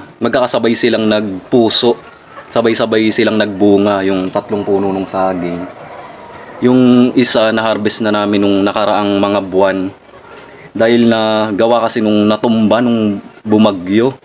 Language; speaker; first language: Filipino; non-native, local second language; Bikol